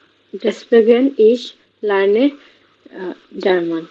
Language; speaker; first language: German; non-native, learner; Bangla